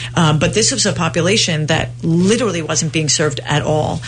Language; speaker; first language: English; native; English